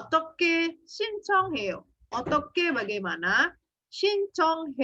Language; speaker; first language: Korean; non-native, fluent; Indonesian